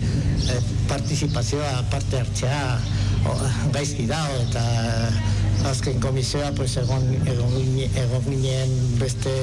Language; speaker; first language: Basque; non-native, local second language; Spanish